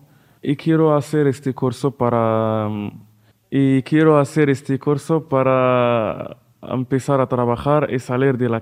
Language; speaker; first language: Spanish; non-native, learner; Arabic